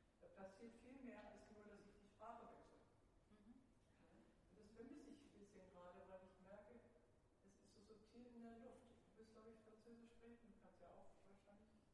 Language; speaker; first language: German; native; German